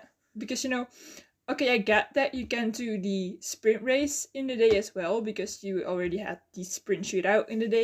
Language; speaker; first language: English; non-native, fluent; Dutch